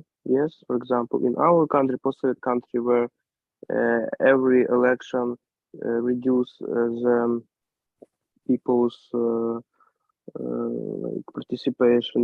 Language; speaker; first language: English; non-native, learner; Ukrainian